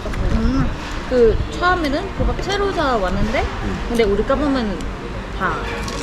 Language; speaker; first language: Korean; non-native, learner; Thai